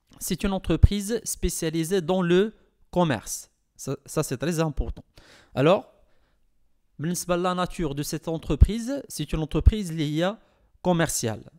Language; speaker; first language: French; non-native, local second language; Arabic